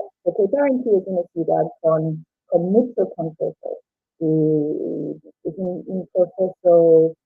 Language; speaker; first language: Spanish; non-native, learner; English